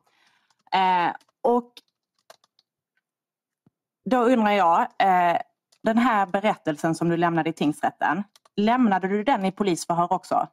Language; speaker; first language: Swedish; native; Swedish